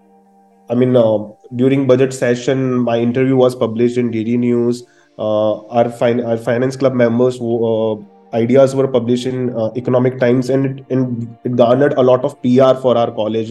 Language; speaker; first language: English; non-native, local second language; Hindi